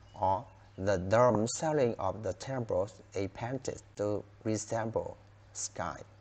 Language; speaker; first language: English; non-native, learner; Vietnamese